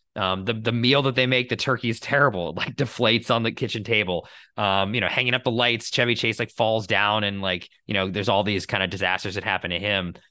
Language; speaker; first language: English; native; English